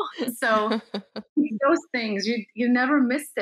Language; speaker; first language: English; early bilingual, other home language; Bulgarian